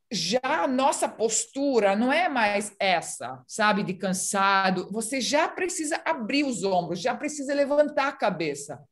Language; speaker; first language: Portuguese; non-native, fluent; Romanian